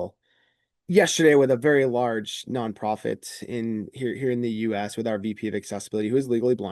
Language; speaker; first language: English; native; English